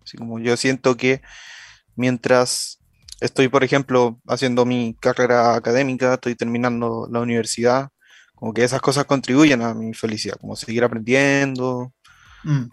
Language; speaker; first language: Spanish; native; Spanish